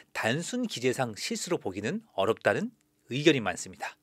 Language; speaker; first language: Korean; native; Korean